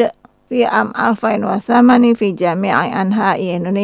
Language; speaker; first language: Arabic; non-native, learner; Indonesian